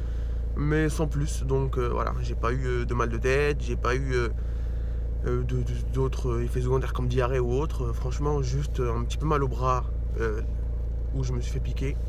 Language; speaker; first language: French; native; French